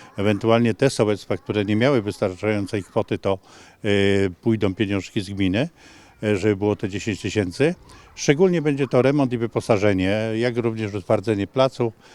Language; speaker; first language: Polish; native; Polish